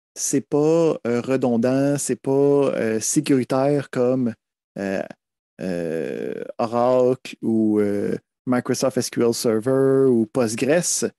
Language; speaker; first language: French; native; French